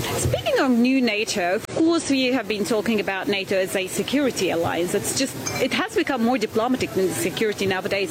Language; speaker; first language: English; non-native, fluent; Turkish